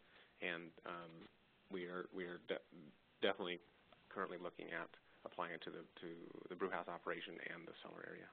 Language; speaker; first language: English; native; English